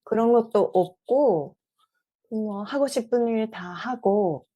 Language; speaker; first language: Korean; non-native, fluent; Japanese